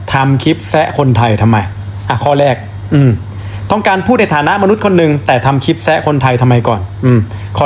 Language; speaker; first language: Thai; native; Thai